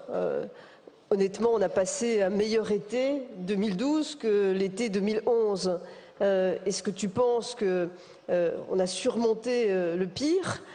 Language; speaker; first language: French; native; French